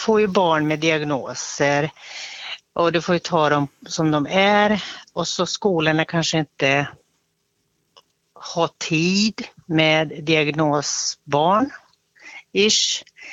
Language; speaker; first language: Swedish; native; Swedish